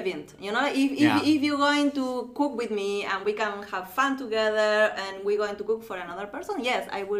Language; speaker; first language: English; non-native, fluent; Spanish